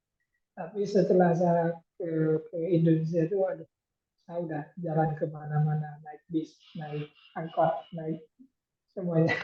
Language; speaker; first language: Indonesian; non-native, fluent; Thai